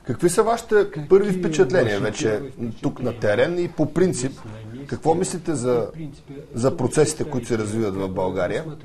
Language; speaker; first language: Bulgarian; native; Bulgarian